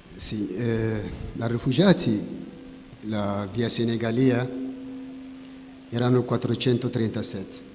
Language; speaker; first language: Italian; non-native, learner; Tigrinya